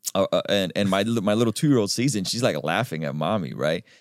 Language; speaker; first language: English; early bilingual, other home language; Armenian